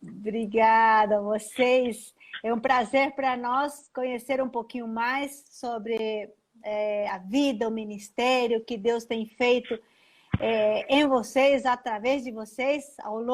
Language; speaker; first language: Portuguese; native; Portuguese